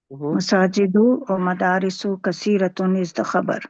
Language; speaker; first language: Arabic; non-native, learner; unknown